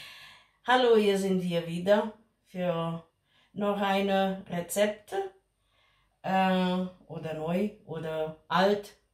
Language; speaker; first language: German; non-native, fluent; Portuguese